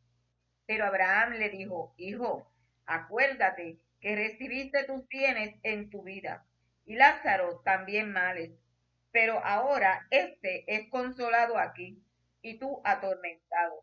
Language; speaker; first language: Spanish; native; Spanish